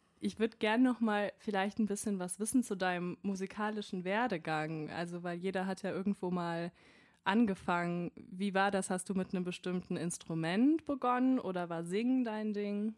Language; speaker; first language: German; native; German